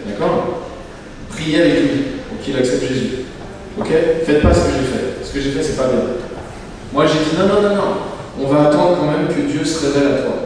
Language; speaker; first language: French; native; French